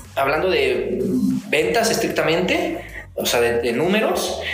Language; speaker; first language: Spanish; native; Spanish